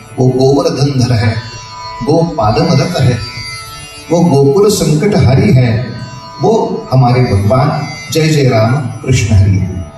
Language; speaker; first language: Hindi; non-native, local second language; Marathi